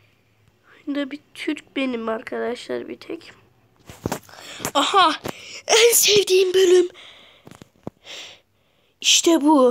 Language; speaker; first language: Turkish; native; Turkish